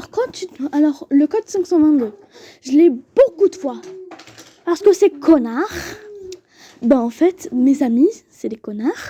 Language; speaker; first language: French; native; French